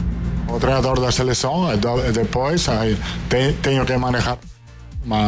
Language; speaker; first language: Portuguese; non-native, fluent; Italian